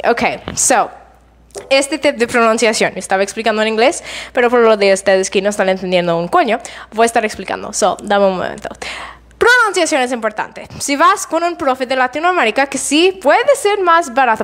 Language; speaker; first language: Spanish; non-native, fluent; English